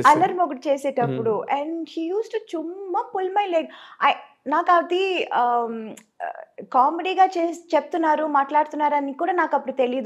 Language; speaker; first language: Telugu; non-native, local second language; Tamil